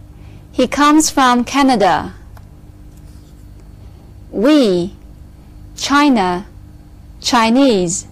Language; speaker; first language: English; non-native, fluent; Chinese